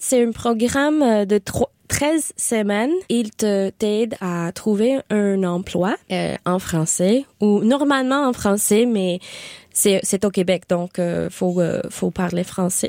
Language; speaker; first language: French; non-native, learner; English